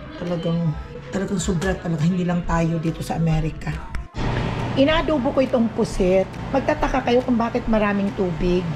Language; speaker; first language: Filipino; non-native, local second language; Aklanon